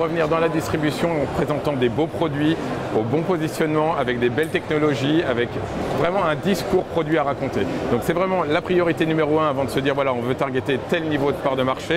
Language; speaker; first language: French; native; French